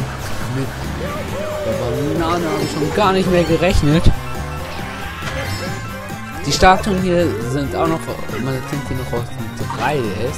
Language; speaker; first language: German; native; German